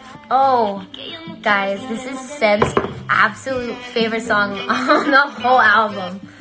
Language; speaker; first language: English; early bilingual, other home language; Spanish